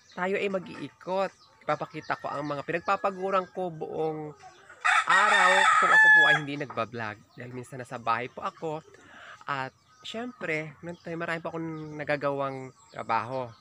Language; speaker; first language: Filipino; native; Filipino